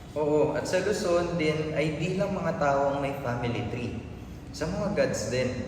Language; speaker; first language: Filipino; native; Filipino